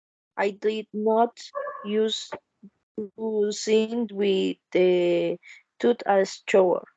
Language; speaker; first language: English; non-native, learner; Spanish